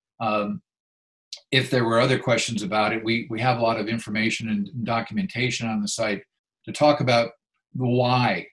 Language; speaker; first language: English; native; English